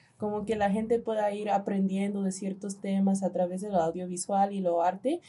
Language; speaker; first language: Spanish; early bilingual, heritage; Spanish